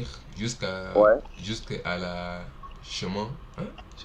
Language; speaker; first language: French; non-native, learner; Portuguese